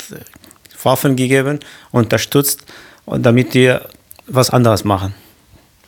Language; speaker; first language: German; non-native, learner; Kurdish